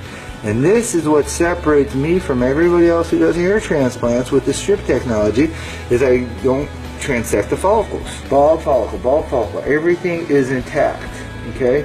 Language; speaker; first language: English; native; English